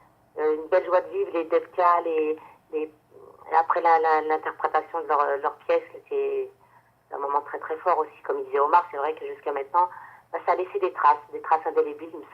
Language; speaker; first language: French; native; French